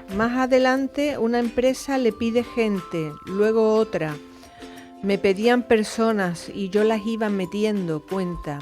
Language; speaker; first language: Spanish; native; Spanish